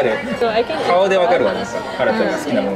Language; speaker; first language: Japanese; native; Japanese